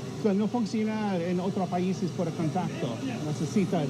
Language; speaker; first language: Spanish; non-native, learner; English